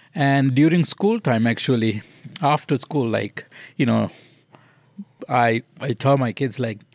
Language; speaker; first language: English; non-native, local second language; Sinhala